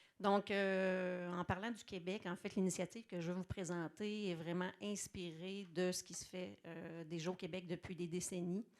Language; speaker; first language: French; native; French